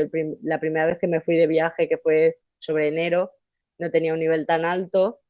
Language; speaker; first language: Spanish; native; Spanish